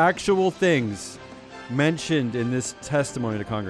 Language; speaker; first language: English; native; English